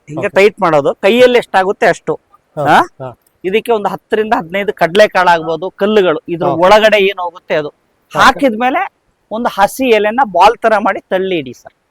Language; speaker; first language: Kannada; native; Kannada